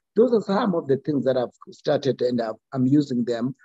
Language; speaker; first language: English; non-native, local second language; Xhosa